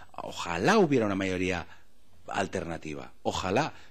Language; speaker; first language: Spanish; non-native, local second language; Catalan